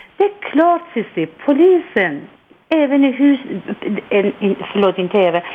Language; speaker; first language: Swedish; non-native, fluent; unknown